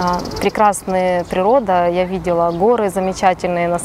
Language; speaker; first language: Russian; native; Russian